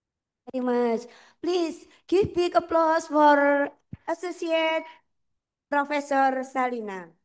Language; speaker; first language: English; non-native, fluent; Indonesian